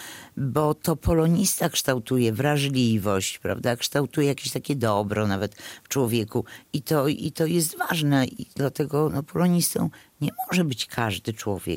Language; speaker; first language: Polish; native; Polish